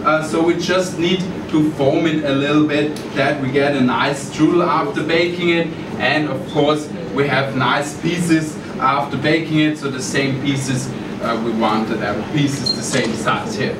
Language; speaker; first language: English; non-native, fluent; German